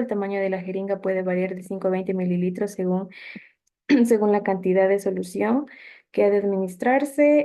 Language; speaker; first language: Spanish; native; Spanish